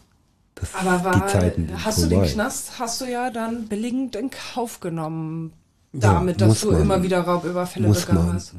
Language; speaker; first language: German; native; German